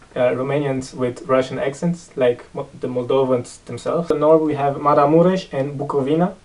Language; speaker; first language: English; non-native, fluent; Romanian